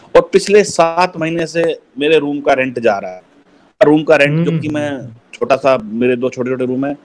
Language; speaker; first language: Hindi; native; Hindi